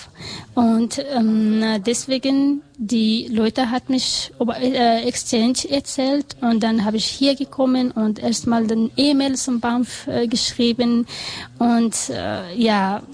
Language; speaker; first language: German; non-native, learner; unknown